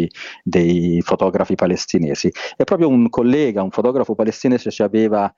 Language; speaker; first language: Italian; native; Italian